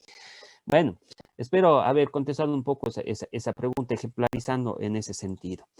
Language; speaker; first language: Spanish; native; Spanish